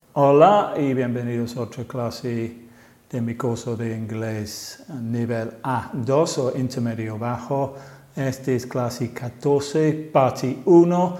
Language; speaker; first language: Spanish; non-native, fluent; English